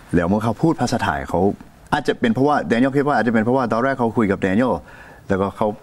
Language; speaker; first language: Thai; non-native, fluent; English